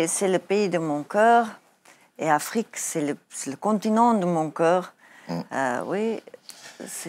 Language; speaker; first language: French; non-native, learner; Afrikaans